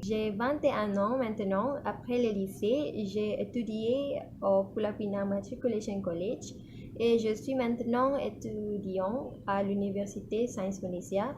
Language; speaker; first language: French; non-native, learner; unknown